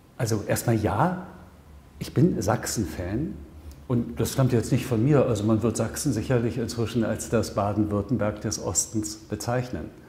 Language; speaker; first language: German; native; German